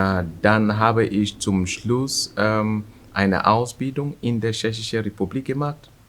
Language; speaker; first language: German; non-native, fluent; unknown